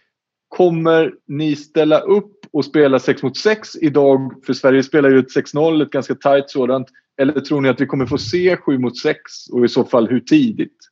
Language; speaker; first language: Swedish; native; Swedish